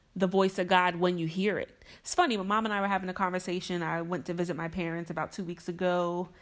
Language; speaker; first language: English; native; English